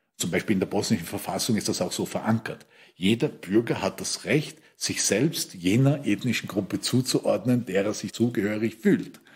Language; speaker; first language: German; native; German